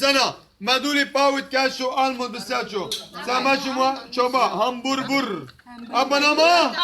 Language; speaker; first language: Indonesian; non-native, learner; Arabic